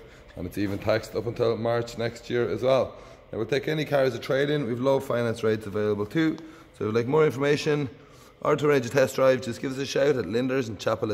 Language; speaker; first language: English; native; English